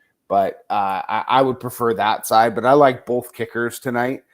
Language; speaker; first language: English; native; English